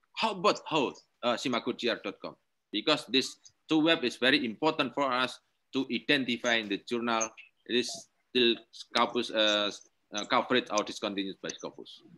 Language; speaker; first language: English; non-native, learner; Indonesian